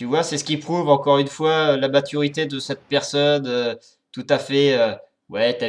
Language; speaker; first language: French; native; French